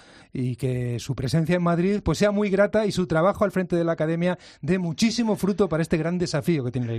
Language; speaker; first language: Spanish; native; Spanish